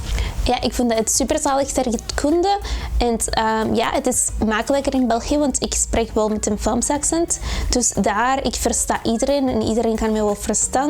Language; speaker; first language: Dutch; non-native, learner; Spanish